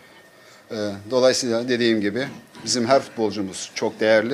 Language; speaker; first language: Turkish; native; Turkish